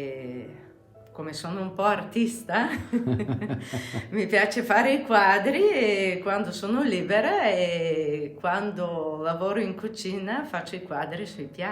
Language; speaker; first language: Italian; non-native, fluent; Bulgarian